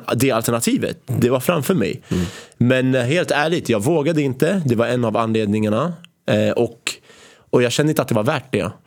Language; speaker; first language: Swedish; early bilingual, other home language; Arabic